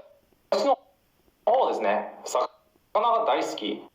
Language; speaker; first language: Japanese; non-native, fluent; Chinese